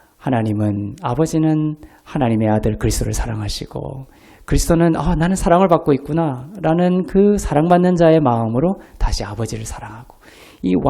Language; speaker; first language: Korean; native; Korean